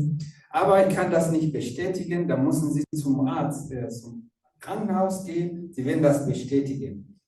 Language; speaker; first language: German; non-native, fluent; Rundi